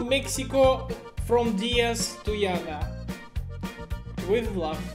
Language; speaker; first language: English; non-native, learner; Russian